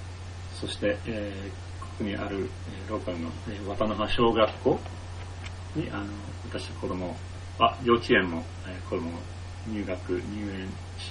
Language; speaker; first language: Japanese; non-native, fluent; English